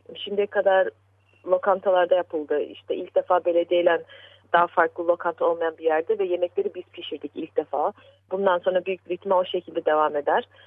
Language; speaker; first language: Turkish; early bilingual, heritage; Turkish